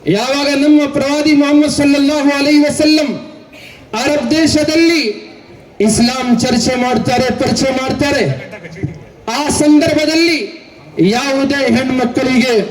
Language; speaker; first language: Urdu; native; Urdu